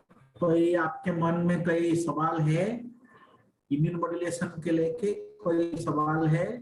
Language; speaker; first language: Hindi; non-native, local second language; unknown